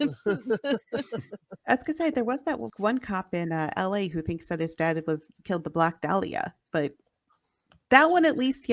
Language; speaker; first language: English; native; English